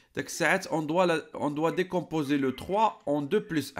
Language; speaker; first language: French; non-native, local second language; Arabic